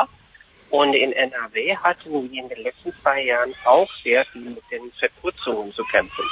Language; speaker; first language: German; non-native, fluent; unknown